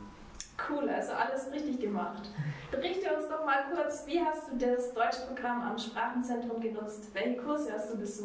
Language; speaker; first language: German; native; German